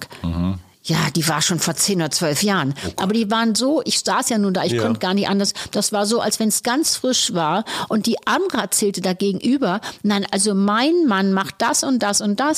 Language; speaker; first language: German; native; German